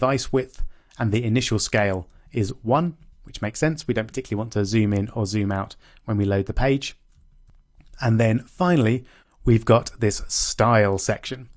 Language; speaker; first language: English; native; English